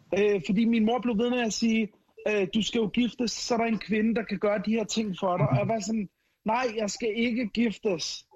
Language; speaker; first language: Danish; early bilingual, other home language; Arabic